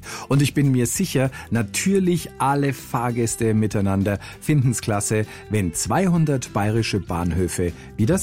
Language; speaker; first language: German; native; German